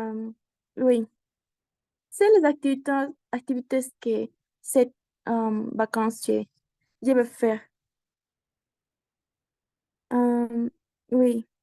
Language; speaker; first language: French; non-native, learner; Spanish